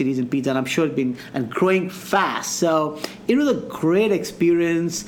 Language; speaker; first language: English; non-native, local second language; Hindi